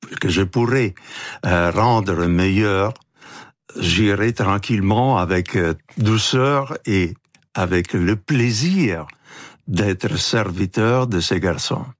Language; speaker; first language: French; non-native, fluent; Italian